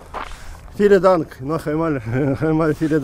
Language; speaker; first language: German; non-native, learner; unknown